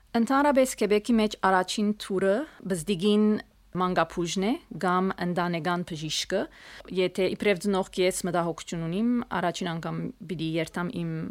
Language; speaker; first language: Armenian; early bilingual, heritage; Armenian